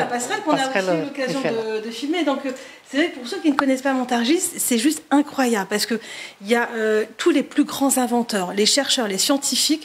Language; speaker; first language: French; native; French